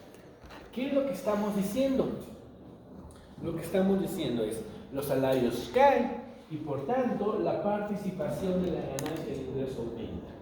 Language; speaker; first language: Spanish; native; Spanish